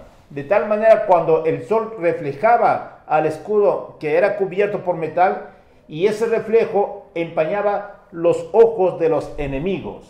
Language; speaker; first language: Spanish; native; Spanish